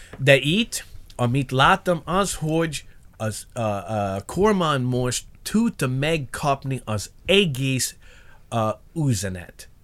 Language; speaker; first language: Hungarian; non-native, learner; English